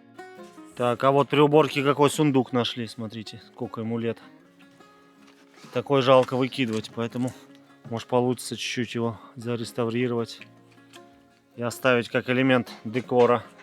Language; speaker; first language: Russian; native; Russian